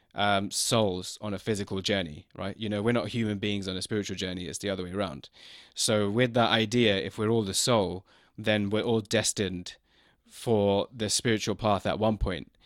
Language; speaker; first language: English; native; English